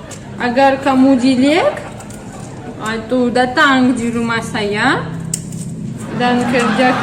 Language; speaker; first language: Indonesian; non-native, learner; Russian